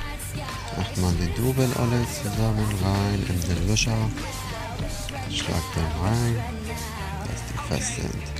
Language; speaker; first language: German; non-native, learner; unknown